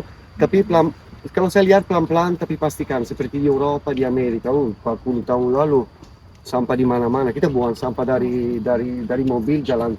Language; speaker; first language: Indonesian; non-native, fluent; Italian